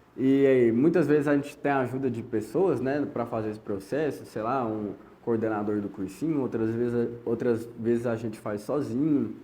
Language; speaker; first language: Portuguese; native; Portuguese